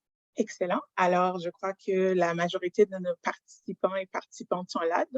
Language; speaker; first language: French; native; French